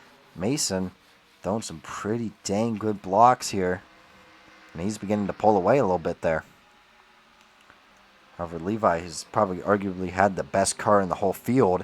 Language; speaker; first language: English; native; English